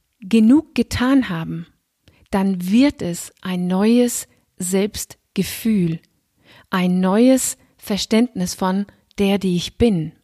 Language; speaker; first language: German; non-native, fluent; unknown